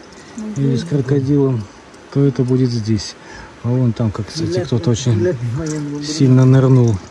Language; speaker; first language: Russian; native; Russian